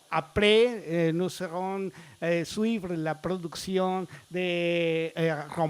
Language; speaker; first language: French; non-native, fluent; Spanish